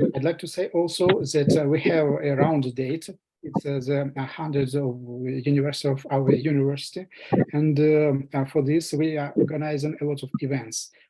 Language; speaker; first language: English; non-native, fluent; Russian